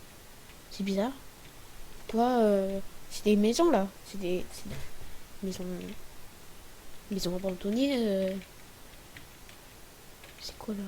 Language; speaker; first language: French; native; French